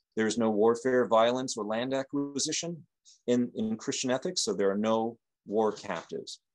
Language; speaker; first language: English; native; English